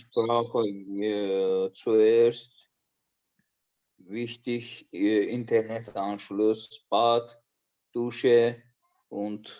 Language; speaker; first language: German; non-native, learner; Azerbaijani